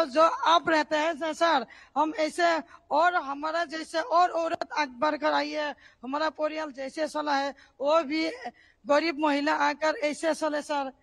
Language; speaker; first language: Hindi; non-native, local second language; Assamese